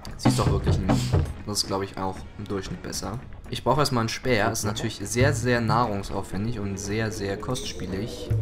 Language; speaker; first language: German; early bilingual, other home language; Greek